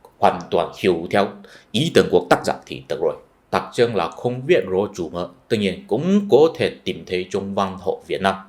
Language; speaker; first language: Vietnamese; non-native, fluent; Chinese